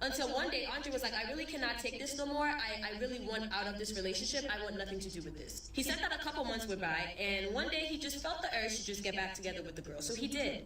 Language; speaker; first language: English; native; English